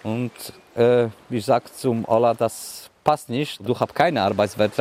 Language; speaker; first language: German; non-native, learner; Polish